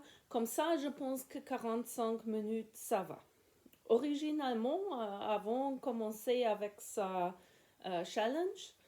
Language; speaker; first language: French; non-native, learner; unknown